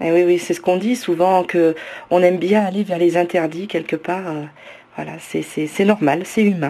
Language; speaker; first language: French; native; French